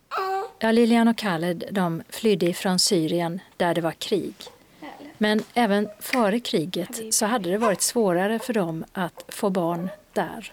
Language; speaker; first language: Swedish; native; Swedish